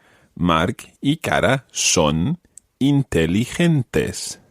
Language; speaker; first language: Spanish; non-native, fluent; English